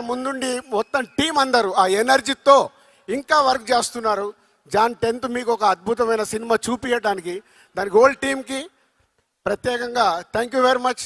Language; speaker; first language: Telugu; native; Telugu